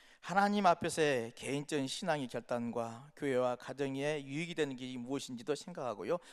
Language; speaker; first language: Korean; native; Korean